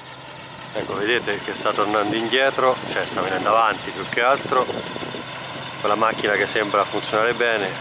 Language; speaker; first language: Italian; native; Italian